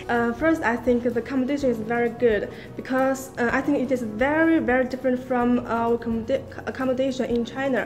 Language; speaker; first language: English; non-native, learner; Chinese